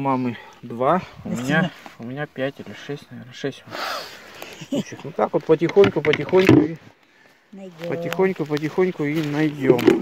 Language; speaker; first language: Russian; native; Russian